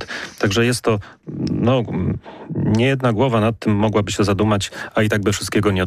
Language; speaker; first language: Polish; native; Polish